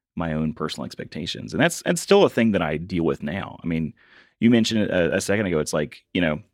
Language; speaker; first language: English; native; English